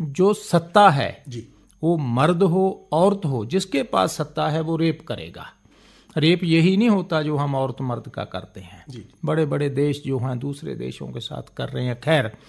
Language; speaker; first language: Hindi; non-native, local second language; Punjabi